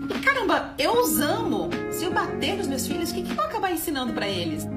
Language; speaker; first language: Portuguese; early bilingual, heritage; Portuguese